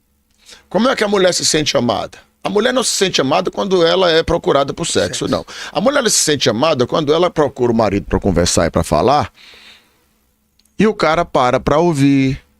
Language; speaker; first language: Portuguese; native; Portuguese